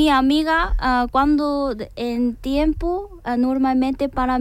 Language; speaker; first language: Spanish; non-native, learner; Korean